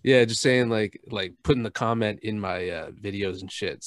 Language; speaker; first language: English; native; English